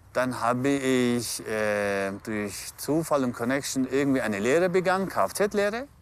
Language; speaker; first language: German; early bilingual, other home language; Turkish